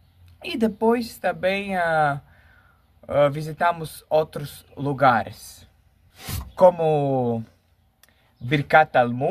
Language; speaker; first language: Portuguese; non-native, fluent; Latvian